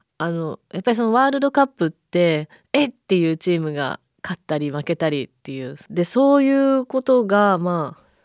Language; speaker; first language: Japanese; native; Japanese